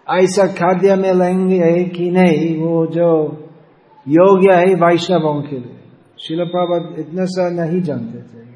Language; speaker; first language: Hindi; non-native, fluent; English